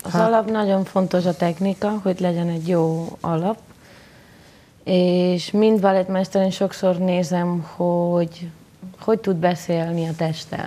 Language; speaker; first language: Hungarian; non-native, learner; Spanish